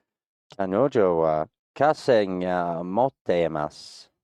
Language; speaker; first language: Japanese; non-native, learner; English